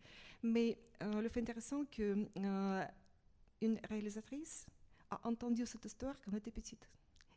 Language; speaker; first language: French; non-native, fluent; Russian